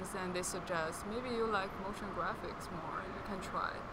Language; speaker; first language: English; non-native, fluent; Chinese